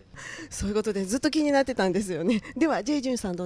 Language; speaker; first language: Japanese; native; Japanese